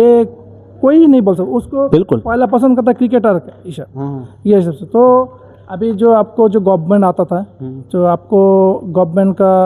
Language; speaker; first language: Hindi; non-native, learner; Bangla